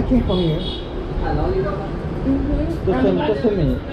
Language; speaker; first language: English; non-native, learner; Korean